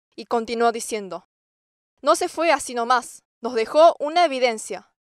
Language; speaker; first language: Spanish; non-native, fluent; English